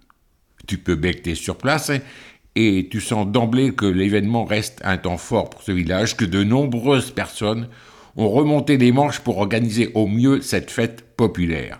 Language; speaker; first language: French; native; French